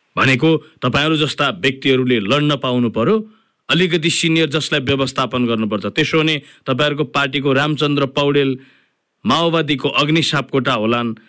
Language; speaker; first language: Nepali; native; Nepali